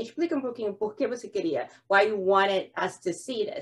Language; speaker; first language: Portuguese; non-native, learner; English